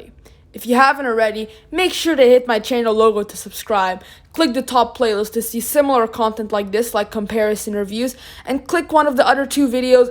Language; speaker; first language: English; native; English